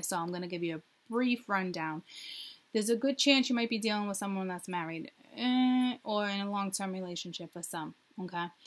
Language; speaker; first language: English; native; English